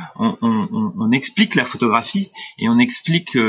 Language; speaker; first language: French; native; French